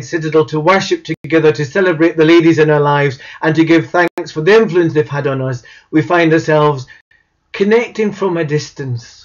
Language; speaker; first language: English; native; English